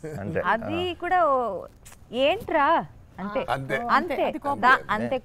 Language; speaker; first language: Telugu; non-native, learner; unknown